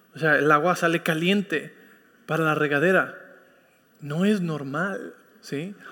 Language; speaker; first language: Spanish; early bilingual, heritage; Spanish